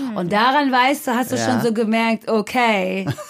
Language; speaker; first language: German; native; German